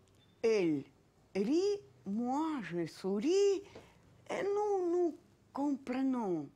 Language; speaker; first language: French; non-native, fluent; Russian